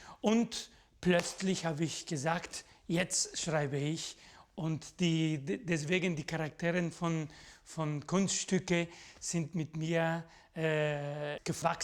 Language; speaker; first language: German; non-native, fluent; Spanish